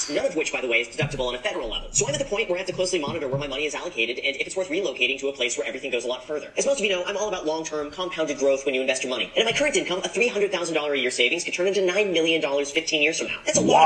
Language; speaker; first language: English; native; English